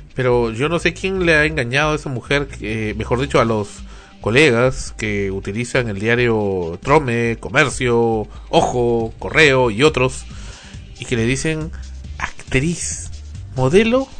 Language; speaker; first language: Spanish; native; Spanish